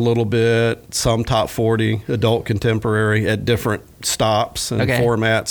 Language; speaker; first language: English; native; English